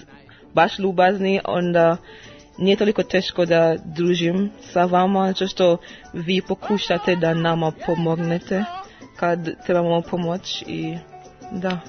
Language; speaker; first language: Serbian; non-native, learner; English